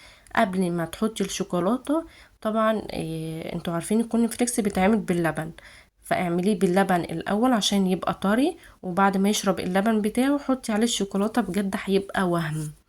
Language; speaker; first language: Arabic; native; Arabic